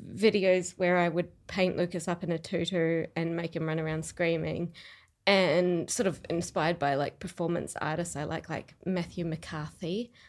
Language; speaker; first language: English; native; English